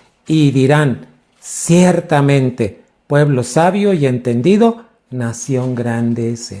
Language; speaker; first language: Spanish; native; Spanish